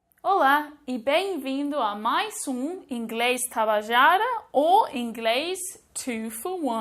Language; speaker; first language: Portuguese; non-native, fluent; English